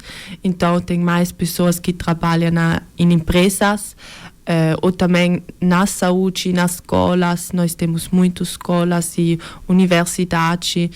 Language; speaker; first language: Portuguese; early bilingual, heritage; Portuguese